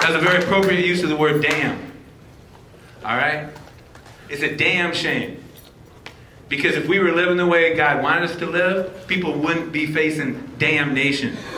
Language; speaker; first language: English; native; English